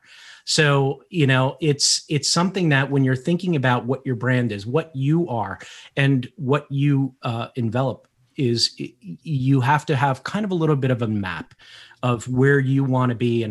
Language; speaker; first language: English; early bilingual, other home language; Portuguese